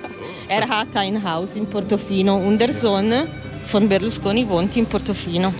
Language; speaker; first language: German; non-native, learner; Italian